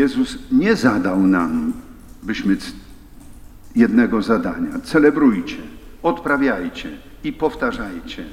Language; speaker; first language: Polish; native; Polish